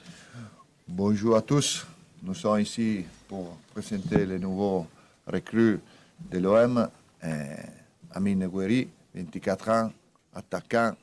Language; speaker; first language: French; non-native, fluent; Italian